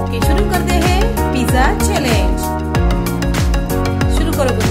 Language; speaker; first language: Hindi; native; Hindi